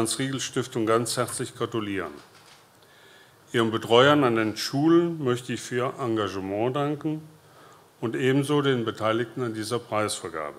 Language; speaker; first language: German; native; German